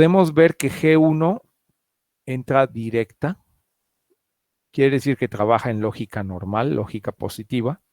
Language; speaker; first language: Spanish; native; Spanish